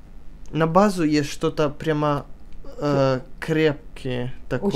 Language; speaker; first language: Russian; early bilingual, heritage; Italian